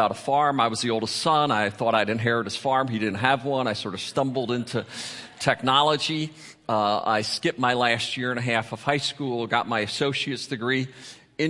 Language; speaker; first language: English; native; English